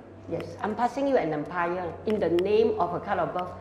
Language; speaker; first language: English; non-native, local second language; Cantonese